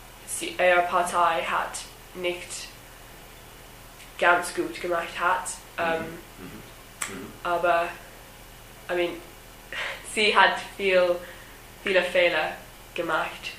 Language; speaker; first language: German; non-native, learner; English